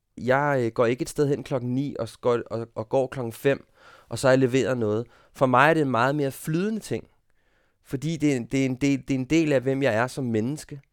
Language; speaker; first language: Danish; native; Danish